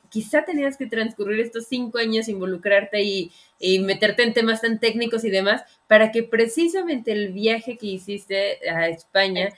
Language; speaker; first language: Spanish; native; Spanish